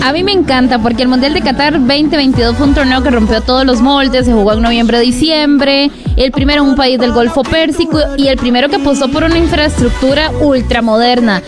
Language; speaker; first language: Spanish; native; Spanish